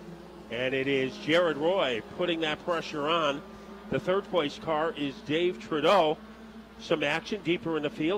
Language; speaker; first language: English; native; English